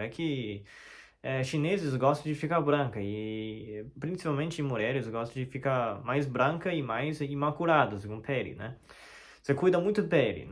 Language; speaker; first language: Portuguese; non-native, learner; Chinese